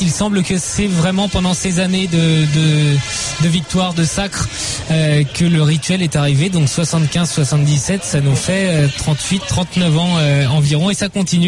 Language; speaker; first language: French; native; French